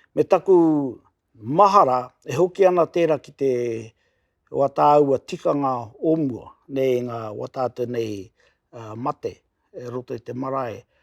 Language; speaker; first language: Māori; native; Māori